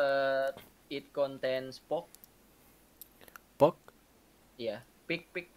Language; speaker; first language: English; non-native, learner; Indonesian